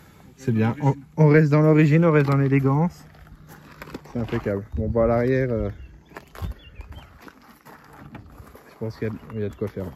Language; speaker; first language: French; native; French